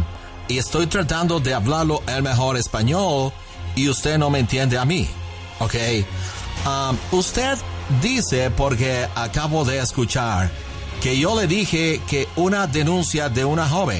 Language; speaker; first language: Spanish; non-native, fluent; English